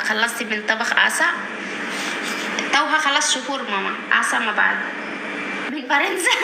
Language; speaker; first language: Arabic; non-native, learner; Indonesian